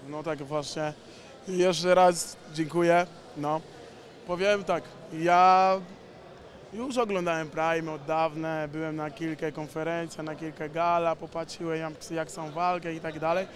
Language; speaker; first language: Polish; non-native, learner; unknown